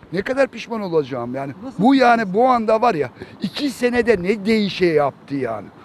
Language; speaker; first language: Turkish; native; Turkish